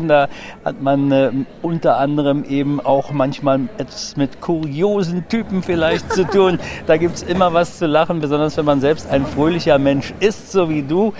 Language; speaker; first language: German; native; German